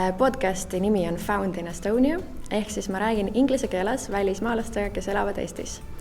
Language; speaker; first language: Estonian; native; Estonian